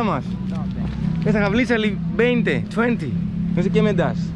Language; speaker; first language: Spanish; non-native, learner; Greek